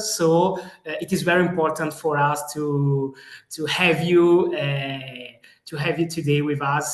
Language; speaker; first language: English; non-native, fluent; Italian